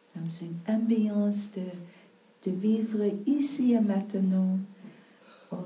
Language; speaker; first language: French; non-native, fluent; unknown